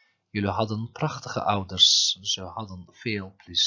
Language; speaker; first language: Dutch; non-native, fluent; Turkish